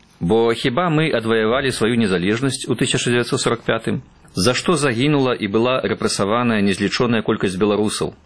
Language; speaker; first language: Belarusian; native; Belarusian